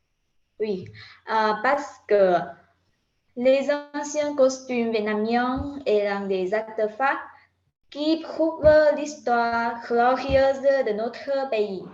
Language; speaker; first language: French; non-native, learner; Vietnamese